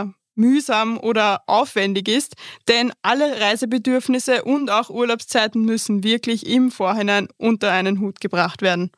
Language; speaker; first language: German; native; German